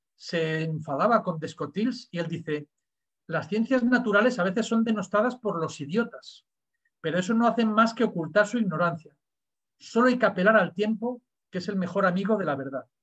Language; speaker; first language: Spanish; native; Spanish